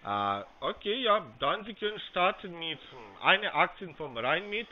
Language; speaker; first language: German; non-native, fluent; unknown